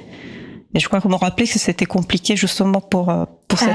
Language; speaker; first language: French; native; French